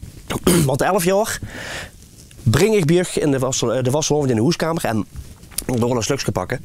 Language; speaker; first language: Dutch; native; Dutch